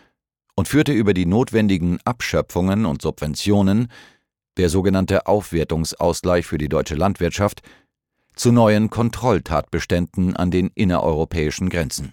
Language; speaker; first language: German; native; German